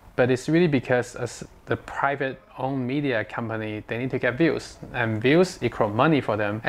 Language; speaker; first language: English; non-native, fluent; Chinese